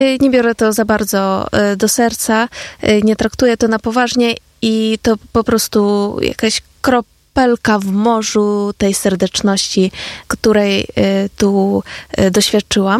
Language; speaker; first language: Polish; non-native, fluent; Ukrainian